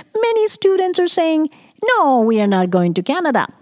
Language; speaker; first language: English; non-native, fluent; Japanese